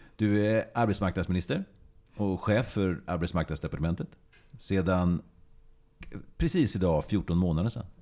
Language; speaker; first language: Swedish; native; Swedish